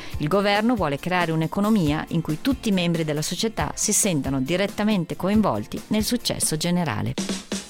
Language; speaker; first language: Italian; native; Italian